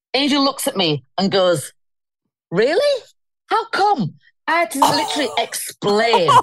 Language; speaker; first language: English; native; English